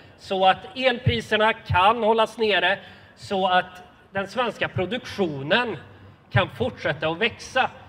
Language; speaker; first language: Swedish; native; Swedish